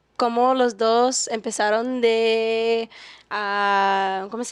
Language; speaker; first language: Spanish; early bilingual, heritage; English